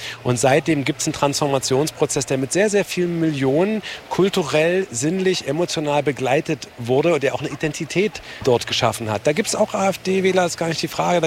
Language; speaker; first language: German; native; German